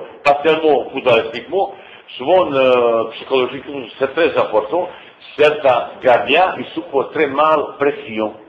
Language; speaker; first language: French; non-native, fluent; Bosnian